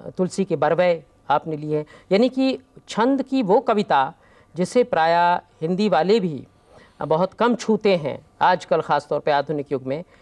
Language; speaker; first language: Hindi; native; Hindi